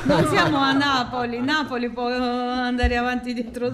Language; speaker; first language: Italian; non-native, learner; Georgian